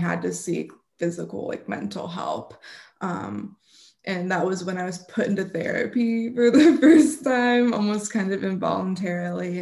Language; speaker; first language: English; native; English